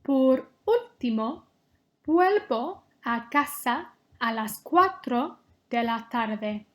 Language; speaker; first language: Spanish; non-native, fluent; English